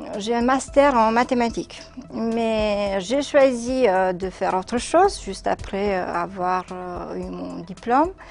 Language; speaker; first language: French; non-native, fluent; Romanian